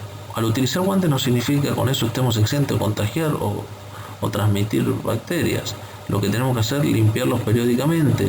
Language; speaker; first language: Spanish; native; Spanish